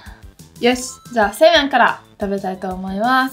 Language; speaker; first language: Japanese; non-native, fluent; Italian